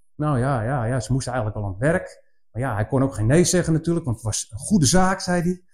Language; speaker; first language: Dutch; native; Dutch